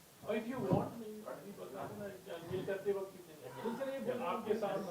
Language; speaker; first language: Hindi; native; Hindi